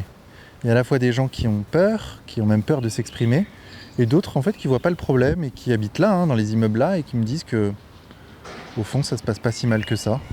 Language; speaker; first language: French; native; French